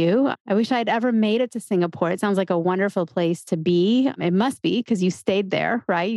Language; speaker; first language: English; native; English